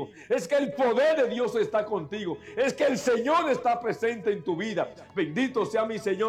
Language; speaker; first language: Spanish; native; Spanish